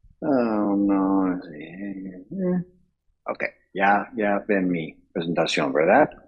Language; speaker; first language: Spanish; non-native, fluent; English